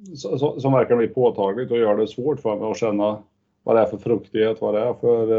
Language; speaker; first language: Swedish; non-native, fluent; English